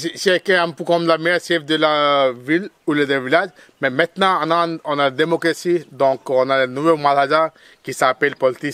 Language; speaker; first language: French; non-native, fluent; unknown